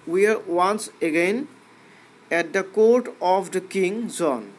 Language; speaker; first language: English; non-native, local second language; Assamese